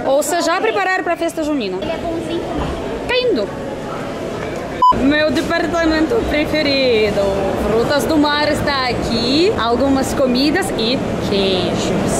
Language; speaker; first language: Portuguese; non-native, fluent; Russian